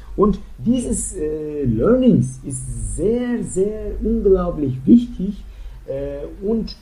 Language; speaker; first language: German; non-native, fluent; Turkish